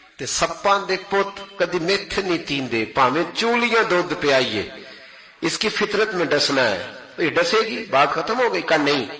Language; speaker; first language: Urdu; non-native, local second language; Punjabi